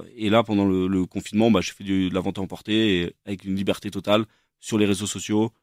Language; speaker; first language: French; native; French